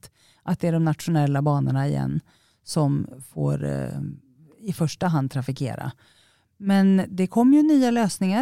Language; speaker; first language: Swedish; native; Swedish